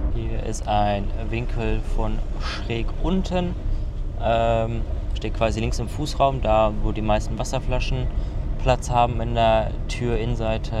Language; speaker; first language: German; native; German